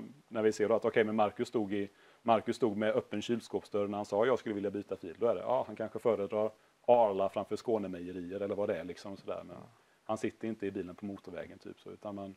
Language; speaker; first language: Swedish; native; Swedish